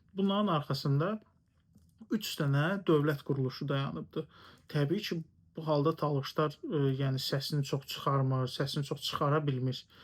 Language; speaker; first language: Azerbaijani; non-native, local second language; Talysh